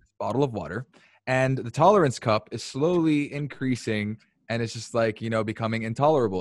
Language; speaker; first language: English; early bilingual, other home language; Arabic